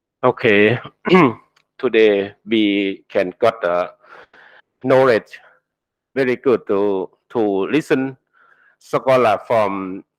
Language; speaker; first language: English; non-native, learner; Thai